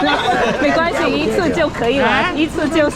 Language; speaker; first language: Chinese; non-native, fluent; English